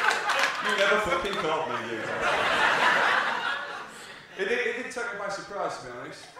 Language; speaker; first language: English; native; English